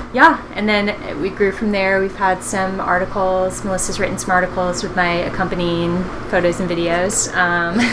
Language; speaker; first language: English; native; English